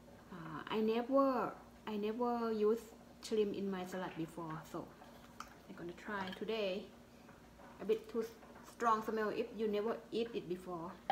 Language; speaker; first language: English; non-native, learner; Thai